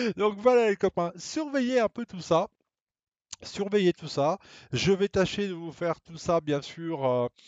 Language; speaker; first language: French; native; French